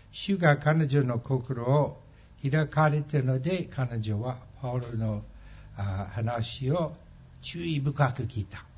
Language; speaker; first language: Japanese; non-native, fluent; English